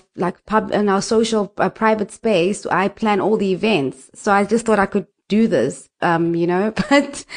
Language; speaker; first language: English; non-native, local second language; Northern Sotho